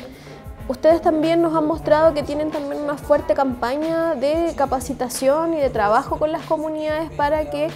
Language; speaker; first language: Spanish; native; Spanish